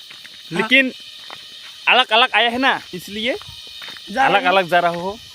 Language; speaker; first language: Hindi; non-native, local second language; Kok Borok